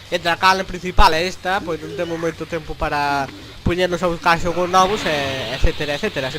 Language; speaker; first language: Galician; non-native, local second language; Spanish